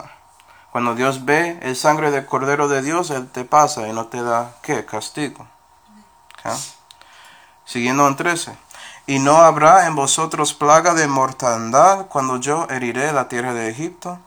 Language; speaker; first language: Spanish; non-native, fluent; English